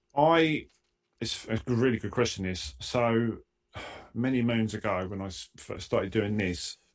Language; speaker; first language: English; native; English